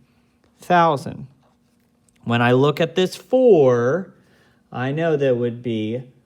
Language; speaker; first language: English; native; English